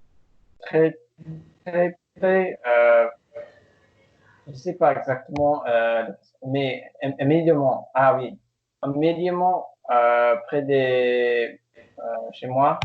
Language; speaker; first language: French; non-native, learner; English